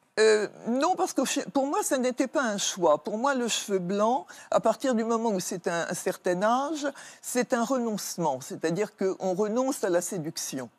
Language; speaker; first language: French; native; French